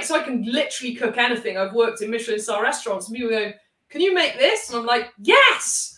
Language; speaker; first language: English; native; English